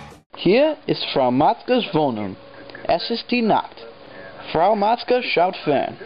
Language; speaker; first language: German; non-native, learner; English